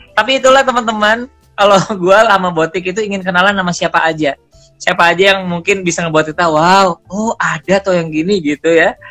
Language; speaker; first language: Indonesian; native; Indonesian